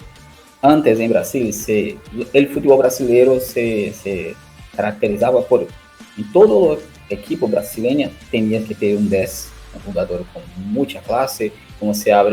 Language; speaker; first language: Spanish; non-native, learner; Portuguese